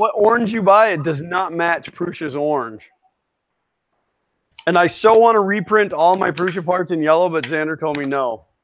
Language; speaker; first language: English; native; English